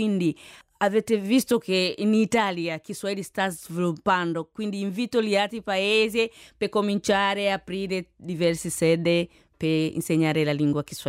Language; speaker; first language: Italian; non-native, fluent; Swahili